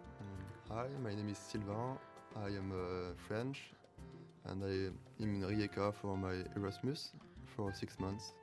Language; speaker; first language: English; non-native, learner; French